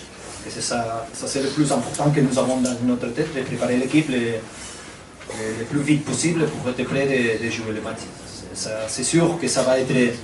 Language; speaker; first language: French; non-native, fluent; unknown